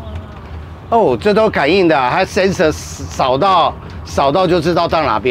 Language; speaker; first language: Chinese; native; Chinese